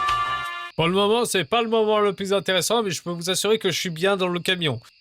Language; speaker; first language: French; native; French